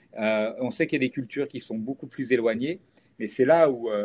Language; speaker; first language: French; native; French